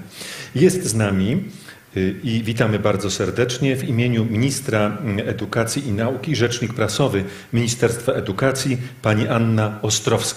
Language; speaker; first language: Polish; native; Polish